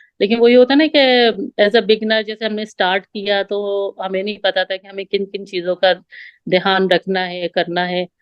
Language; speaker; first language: Urdu; native; Urdu